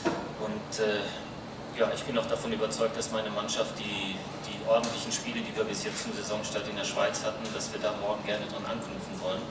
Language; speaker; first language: German; native; German